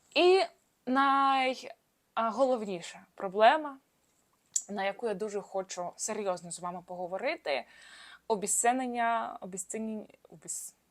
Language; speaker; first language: Ukrainian; non-native, local second language; Russian